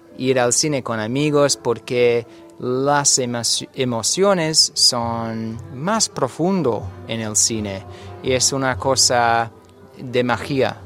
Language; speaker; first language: Spanish; non-native, learner; English